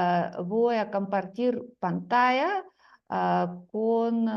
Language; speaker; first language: Spanish; non-native, fluent; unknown